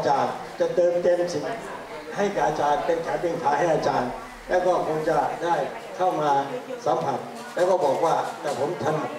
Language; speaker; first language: Thai; native; Thai